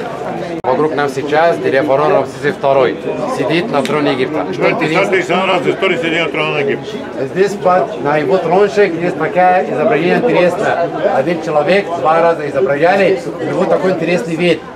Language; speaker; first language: Russian; non-native, fluent; Arabic